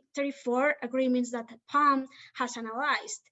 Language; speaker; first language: English; non-native, fluent; Spanish